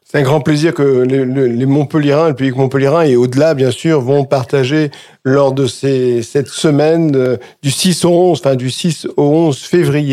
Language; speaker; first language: French; native; French